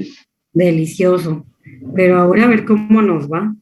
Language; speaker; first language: Spanish; native; Spanish